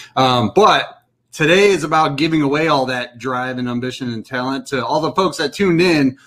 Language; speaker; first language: English; native; English